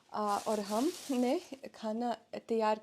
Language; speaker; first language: Hindi; non-native, fluent; Russian